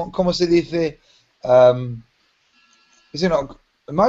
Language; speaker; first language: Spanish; non-native, learner; English